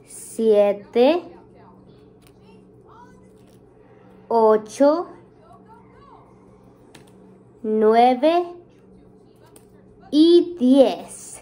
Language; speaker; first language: Spanish; early bilingual, heritage; Spanish